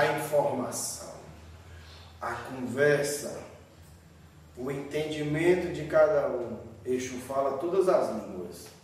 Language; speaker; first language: Portuguese; native; Portuguese